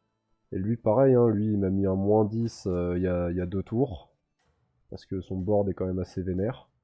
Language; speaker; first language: French; native; French